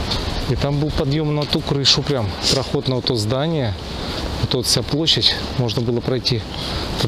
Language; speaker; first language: Russian; native; Russian